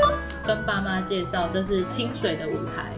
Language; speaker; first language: Chinese; native; Chinese